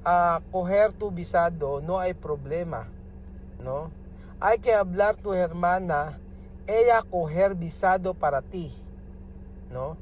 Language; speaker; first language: Spanish; non-native, learner; Filipino